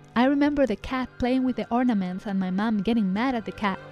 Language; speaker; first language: English; non-native, fluent; Spanish